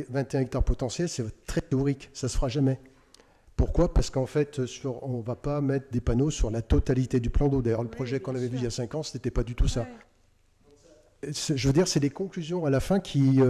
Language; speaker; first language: French; native; French